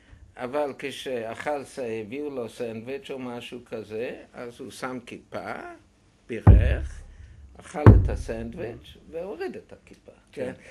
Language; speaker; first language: Hebrew; non-native, fluent; German